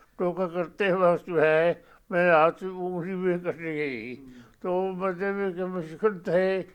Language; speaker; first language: Urdu; non-native, local second language; Northern Hindko